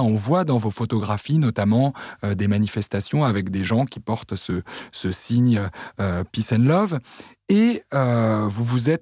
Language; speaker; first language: French; native; French